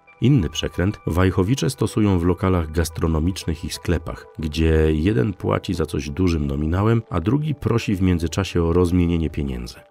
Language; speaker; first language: Polish; native; Polish